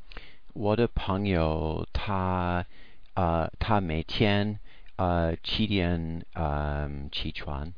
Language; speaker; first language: Chinese; non-native, learner; English